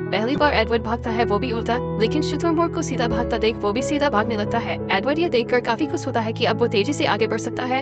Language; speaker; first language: Hindi; native; Hindi